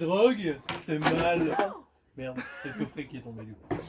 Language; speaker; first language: French; native; French